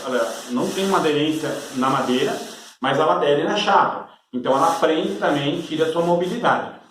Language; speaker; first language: Portuguese; native; Portuguese